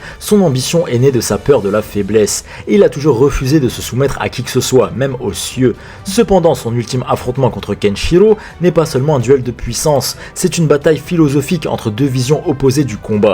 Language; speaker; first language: French; native; French